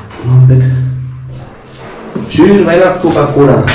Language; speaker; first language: German; native; German